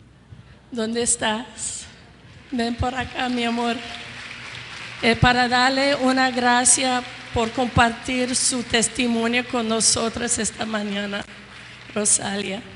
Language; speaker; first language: Spanish; non-native, fluent; English